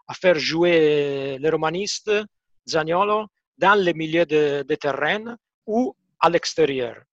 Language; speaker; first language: French; non-native, fluent; Italian